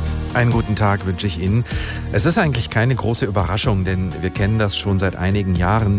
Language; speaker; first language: German; native; German